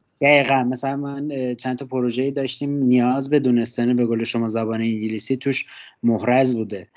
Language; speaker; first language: Persian; non-native, local second language; Azerbaijani